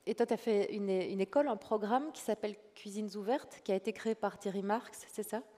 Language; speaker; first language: French; native; French